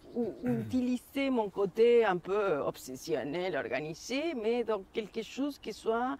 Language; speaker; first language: French; non-native, fluent; Spanish